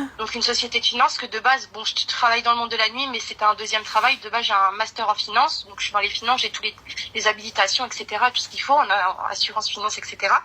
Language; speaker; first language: French; early bilingual, other home language; Arabic